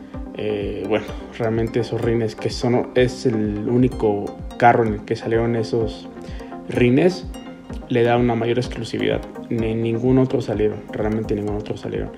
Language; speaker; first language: Spanish; native; Spanish